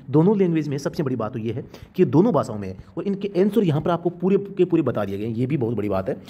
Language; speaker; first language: Hindi; native; Hindi